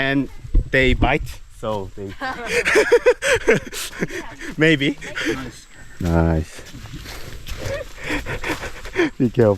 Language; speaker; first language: English; non-native, learner; Korean